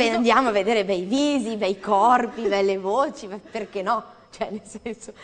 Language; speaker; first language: Italian; native; Italian